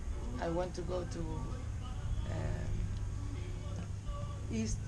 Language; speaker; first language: English; non-native, learner; Spanish